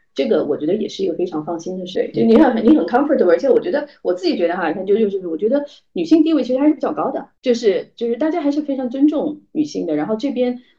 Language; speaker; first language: Chinese; native; Chinese